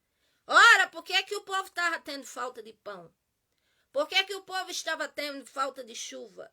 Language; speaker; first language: Portuguese; native; Portuguese